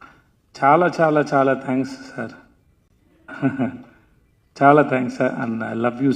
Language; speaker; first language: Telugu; non-native, learner; Tamil